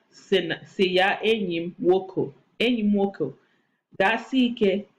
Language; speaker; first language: Igbo; non-native, learner; English